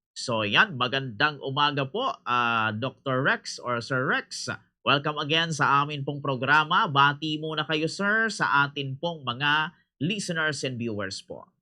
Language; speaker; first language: Filipino; non-native, local second language; Bikol